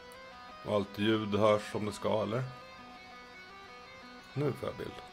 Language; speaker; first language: Swedish; native; Swedish